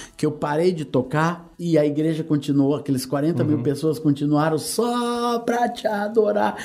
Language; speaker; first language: Portuguese; native; Portuguese